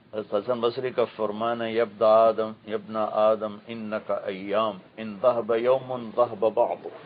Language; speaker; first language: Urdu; non-native, local second language; Punjabi